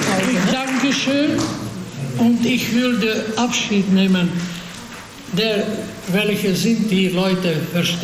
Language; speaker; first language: German; non-native, fluent; Hungarian